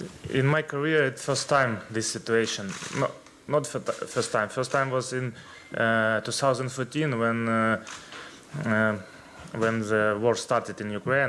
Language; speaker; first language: English; non-native, learner; Ukrainian